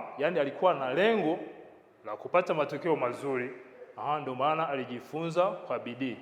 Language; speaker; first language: Swahili; non-native, local second language; Kinyarwanda